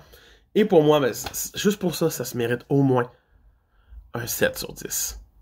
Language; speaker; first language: French; native; French